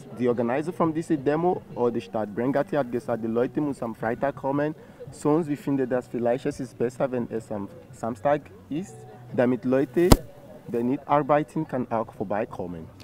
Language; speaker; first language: German; non-native, learner; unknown